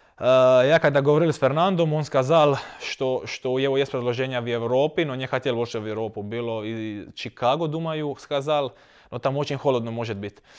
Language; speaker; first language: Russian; non-native, learner; Croatian